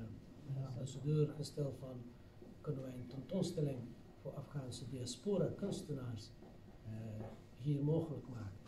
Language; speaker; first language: Dutch; non-native, fluent; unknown